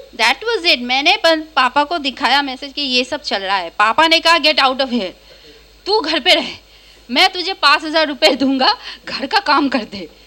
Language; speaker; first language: Hindi; non-native, local second language; Bangla